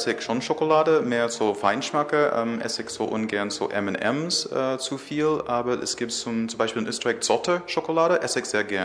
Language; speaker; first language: German; non-native, learner; English